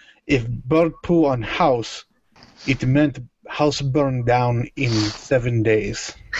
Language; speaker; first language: English; native; English